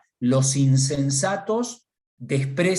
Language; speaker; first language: Spanish; native; Spanish